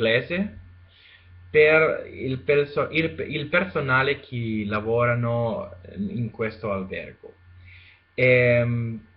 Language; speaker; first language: Italian; non-native, learner; Spanish